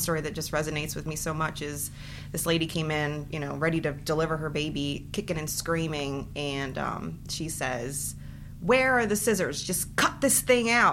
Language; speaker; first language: English; early bilingual, other home language; Spanish